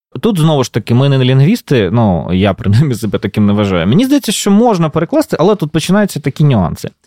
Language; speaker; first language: Ukrainian; native; Ukrainian